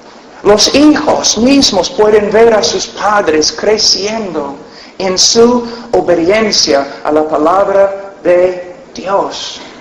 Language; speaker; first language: Spanish; non-native, fluent; English